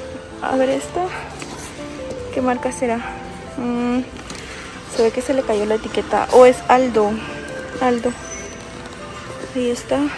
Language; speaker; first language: Spanish; native; Spanish